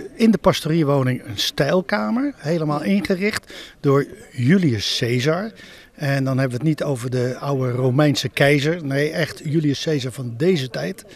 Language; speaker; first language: Dutch; native; Dutch